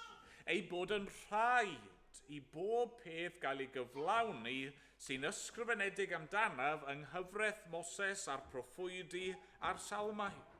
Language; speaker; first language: Welsh; native; Welsh